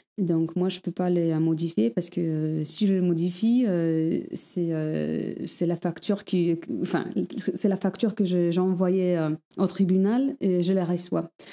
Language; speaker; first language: French; non-native, fluent; Polish